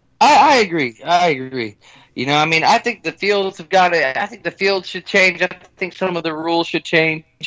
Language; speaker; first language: English; native; English